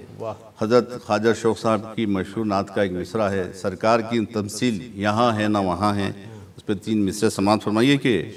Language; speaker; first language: Hindi; non-native, local second language; Urdu